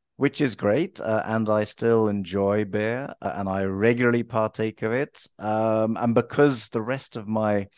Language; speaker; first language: English; native; English